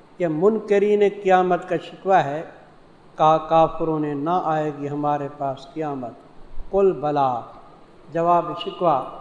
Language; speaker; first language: Urdu; non-native, local second language; Saraiki